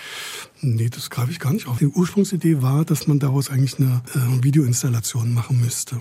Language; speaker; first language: German; native; German